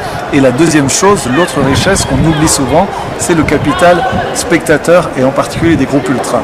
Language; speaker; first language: French; native; French